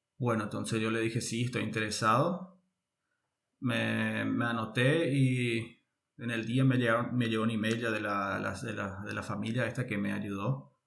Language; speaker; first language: Spanish; native; Spanish